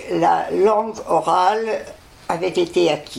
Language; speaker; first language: French; early bilingual, other home language; Yiddish